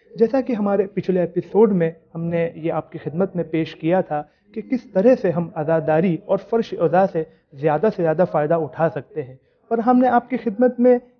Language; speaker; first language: Urdu; native; Urdu